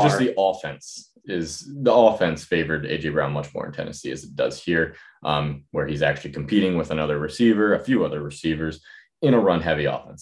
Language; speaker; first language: English; native; English